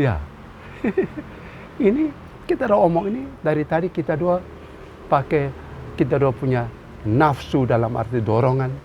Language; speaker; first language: Indonesian; non-native, local second language; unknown